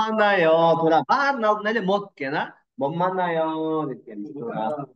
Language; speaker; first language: Korean; non-native, learner; Kyrgyz